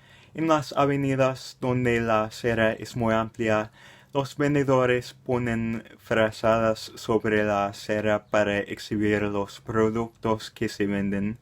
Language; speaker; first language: Spanish; non-native, fluent; English